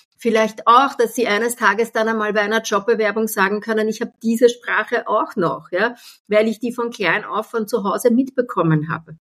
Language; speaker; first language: German; native; German